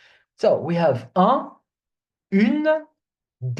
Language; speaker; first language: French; non-native, fluent; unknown